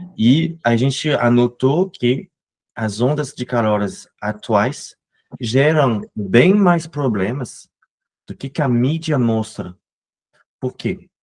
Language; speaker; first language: Portuguese; non-native, fluent; French